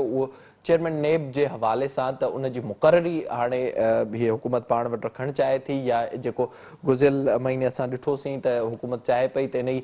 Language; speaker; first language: Sindhi; native; Sindhi